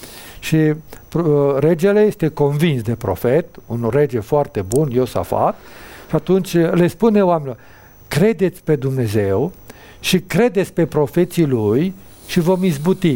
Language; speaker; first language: Romanian; native; Romanian